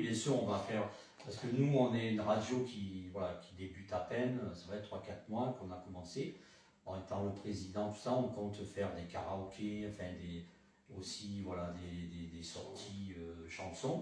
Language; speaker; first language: French; native; French